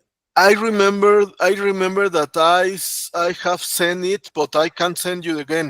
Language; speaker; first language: English; non-native, learner; Spanish